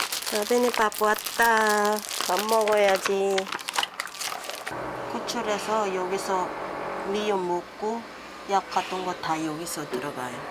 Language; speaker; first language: Korean; non-native, learner; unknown